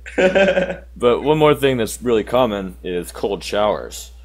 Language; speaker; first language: English; native; English